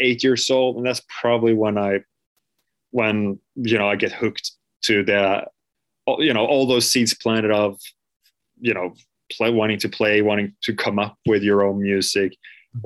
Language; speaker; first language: English; non-native, fluent; Swedish